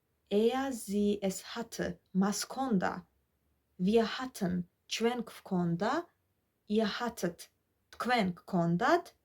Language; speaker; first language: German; non-native, fluent; Georgian